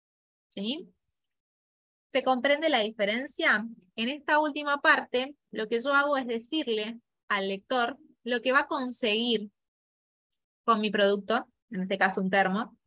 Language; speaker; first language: Spanish; native; Spanish